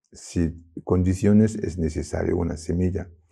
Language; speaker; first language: Spanish; non-native, learner; Tibetan